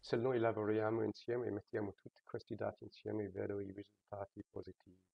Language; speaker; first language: Italian; non-native, fluent; English